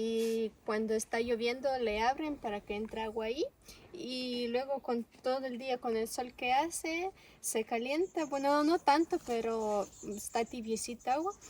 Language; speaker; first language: Spanish; non-native, local second language; Russian